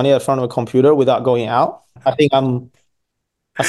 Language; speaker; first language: English; non-native, fluent; Chinese